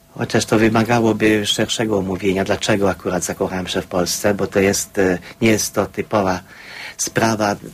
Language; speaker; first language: Polish; non-native, fluent; Hungarian